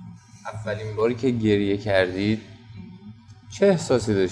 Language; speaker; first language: Persian; native; Persian